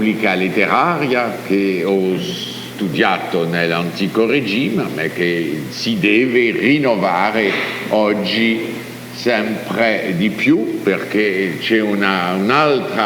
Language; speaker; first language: Italian; non-native, fluent; French